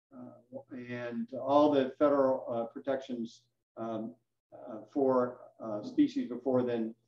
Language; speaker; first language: English; native; English